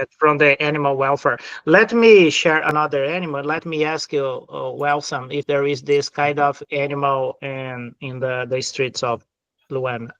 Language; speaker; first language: English; non-native, fluent; Portuguese